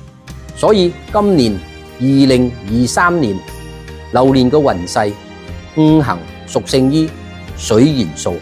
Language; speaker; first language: Chinese; non-native, local second language; Cantonese